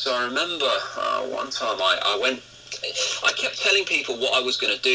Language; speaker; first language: English; native; English